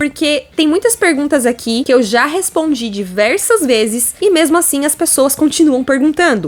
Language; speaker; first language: Portuguese; native; Portuguese